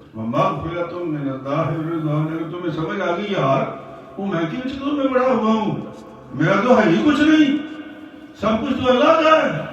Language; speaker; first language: Urdu; non-native, local second language; Punjabi